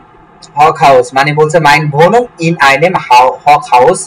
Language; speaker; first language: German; non-native, learner; Bangla